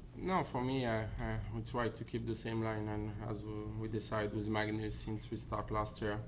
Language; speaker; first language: English; non-native, fluent; French